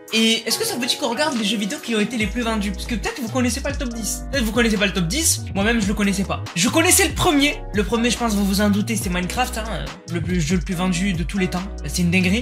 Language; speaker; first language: French; native; French